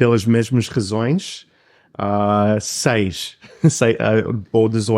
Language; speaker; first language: Portuguese; non-native, fluent; English